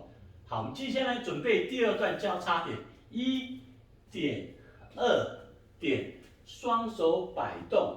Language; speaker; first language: Chinese; native; Chinese